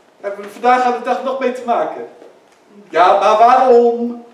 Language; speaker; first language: Dutch; native; Dutch